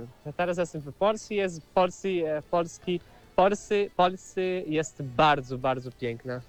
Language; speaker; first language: Polish; early bilingual, heritage; Portuguese